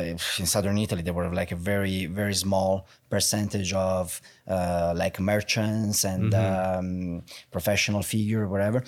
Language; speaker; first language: English; non-native, fluent; Italian